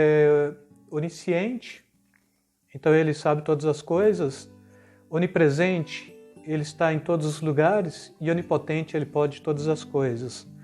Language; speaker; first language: Portuguese; native; Portuguese